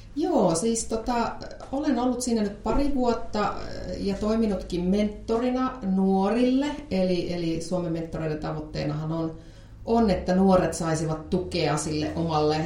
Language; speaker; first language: Finnish; native; Finnish